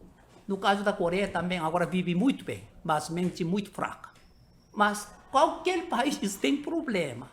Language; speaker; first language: Portuguese; non-native, learner; Korean